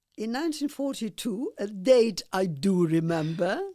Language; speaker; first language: English; non-native, fluent; Polish